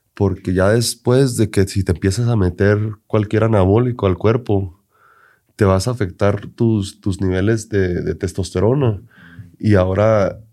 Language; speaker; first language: Spanish; early bilingual, heritage; Spanish